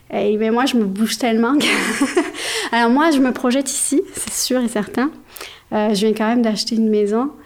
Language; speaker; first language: French; native; French